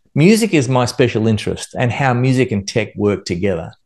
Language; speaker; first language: English; native; English